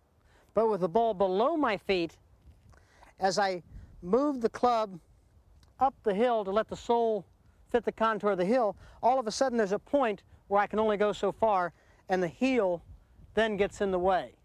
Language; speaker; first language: English; native; English